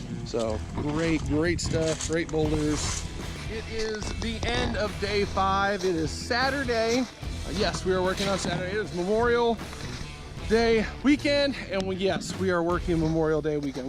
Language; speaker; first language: English; native; English